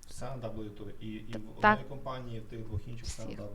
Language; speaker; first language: Ukrainian; native; Ukrainian